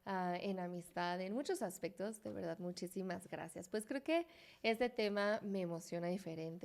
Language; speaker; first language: Spanish; native; Spanish